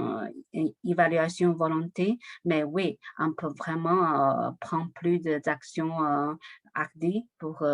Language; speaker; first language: French; non-native, learner; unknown